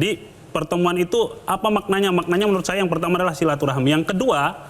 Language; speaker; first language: Indonesian; native; Indonesian